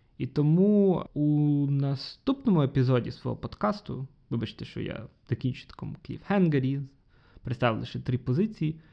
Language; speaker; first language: Ukrainian; non-native, local second language; Russian